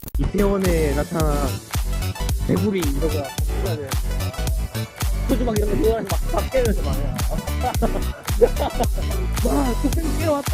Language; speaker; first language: Korean; native; Korean